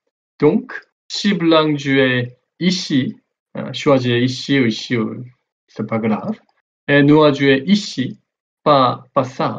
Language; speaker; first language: French; non-native, learner; Korean